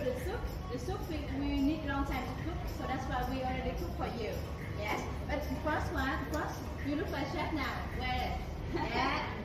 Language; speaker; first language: English; non-native, learner; Vietnamese